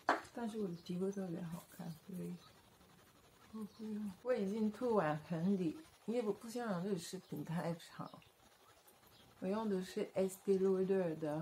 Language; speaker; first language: Chinese; non-native, fluent; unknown